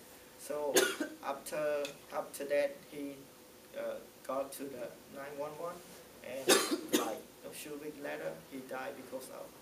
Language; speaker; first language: English; non-native, learner; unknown